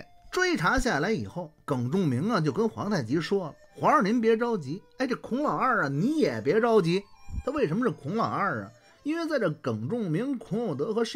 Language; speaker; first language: Chinese; native; Chinese